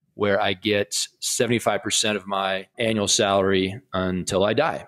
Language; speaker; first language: English; native; English